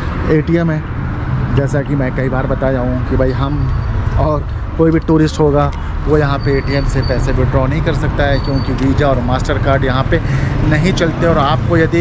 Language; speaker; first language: Hindi; native; Hindi